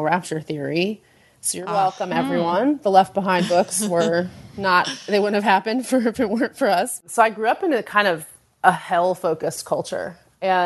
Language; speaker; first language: English; native; English